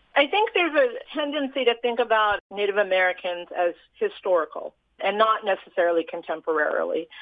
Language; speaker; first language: English; native; English